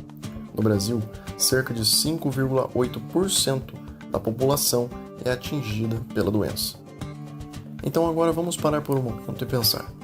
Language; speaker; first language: Portuguese; native; Portuguese